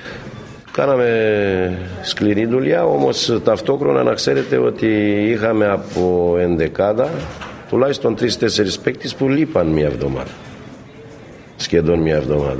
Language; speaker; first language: Greek; non-native, fluent; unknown